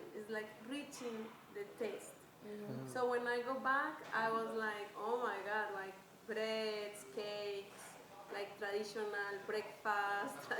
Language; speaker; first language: English; non-native, fluent; Spanish